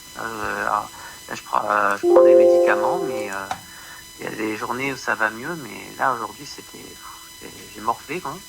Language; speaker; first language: French; native; French